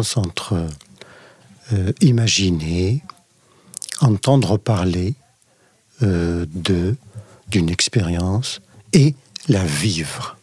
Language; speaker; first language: French; non-native, fluent; Arabic